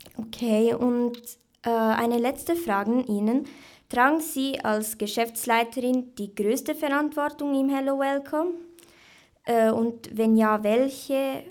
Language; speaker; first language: German; native; German